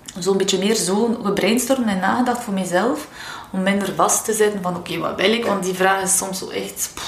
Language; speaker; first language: Dutch; non-native, local second language; French